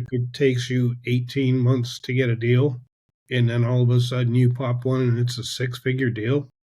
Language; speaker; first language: English; native; English